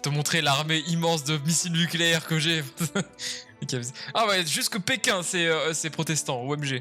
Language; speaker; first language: French; native; French